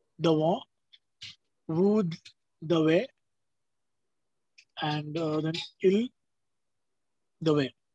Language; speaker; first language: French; non-native, learner; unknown